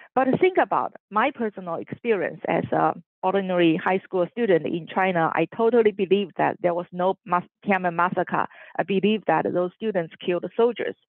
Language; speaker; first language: English; non-native, fluent; Chinese